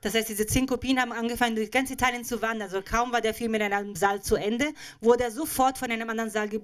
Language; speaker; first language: German; native; German